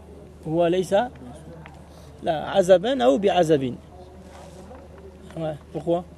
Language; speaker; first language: Arabic; non-native, fluent; French